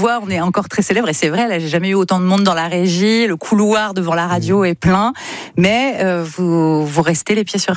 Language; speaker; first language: French; native; French